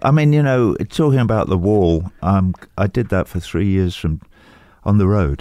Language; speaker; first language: English; native; English